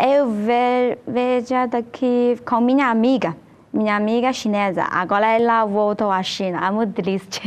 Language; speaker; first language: Portuguese; non-native, learner; Chinese